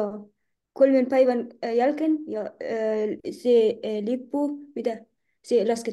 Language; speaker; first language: Finnish; non-native, learner; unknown